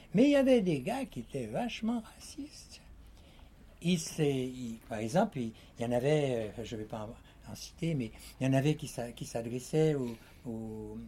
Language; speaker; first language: French; native; French